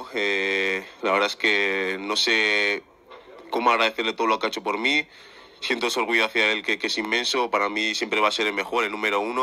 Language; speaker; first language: Spanish; early bilingual, other home language; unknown